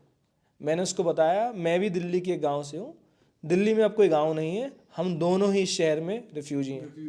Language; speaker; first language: Hindi; native; Hindi